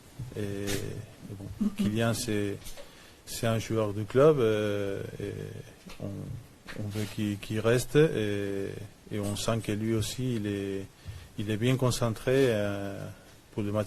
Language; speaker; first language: French; non-native, fluent; Spanish